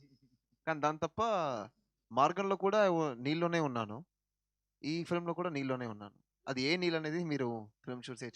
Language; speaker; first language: Telugu; non-native, learner; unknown